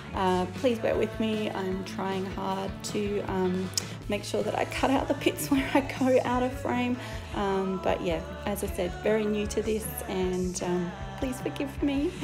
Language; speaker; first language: English; native; English